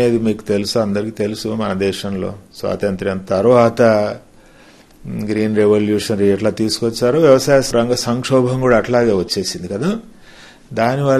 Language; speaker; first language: Telugu; native; Telugu